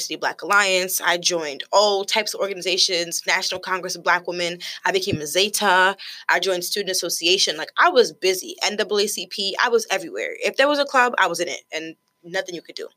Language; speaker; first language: English; native; English